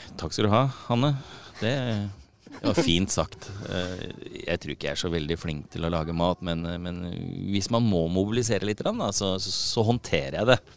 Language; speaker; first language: Norwegian; native; Norwegian